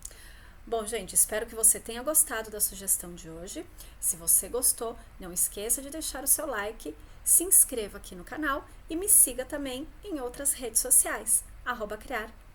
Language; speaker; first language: Portuguese; native; Portuguese